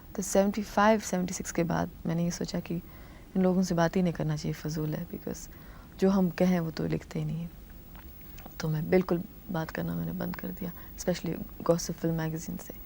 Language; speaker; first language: Hindi; non-native, local second language; Tamil